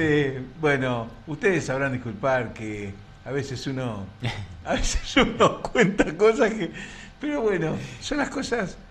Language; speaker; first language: Spanish; native; Spanish